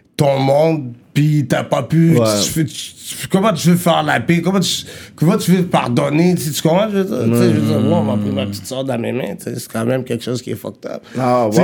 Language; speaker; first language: French; early bilingual, other home language; Rundi